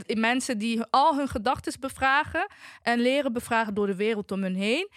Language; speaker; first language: Dutch; native; Dutch